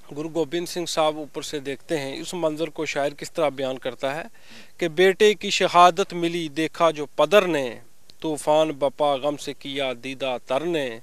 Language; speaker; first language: Urdu; native; Urdu